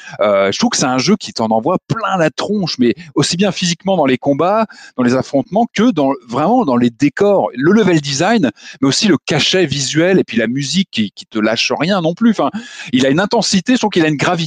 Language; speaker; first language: French; native; French